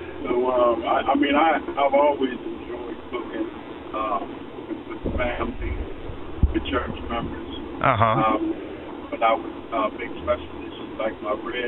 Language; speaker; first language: English; native; English